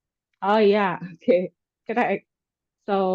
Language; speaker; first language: English; non-native, fluent; Indonesian